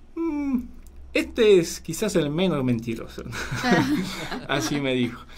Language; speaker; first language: Spanish; non-native, fluent; Polish